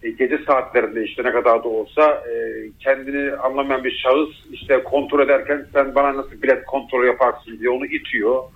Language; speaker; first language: Turkish; early bilingual, heritage; Turkish